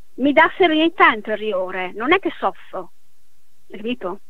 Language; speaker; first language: Italian; native; Italian